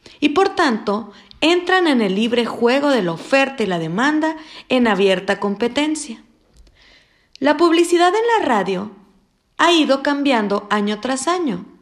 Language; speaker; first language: Spanish; native; Spanish